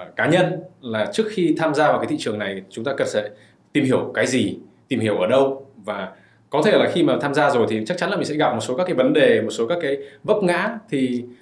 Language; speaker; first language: Vietnamese; early bilingual, heritage; Vietnamese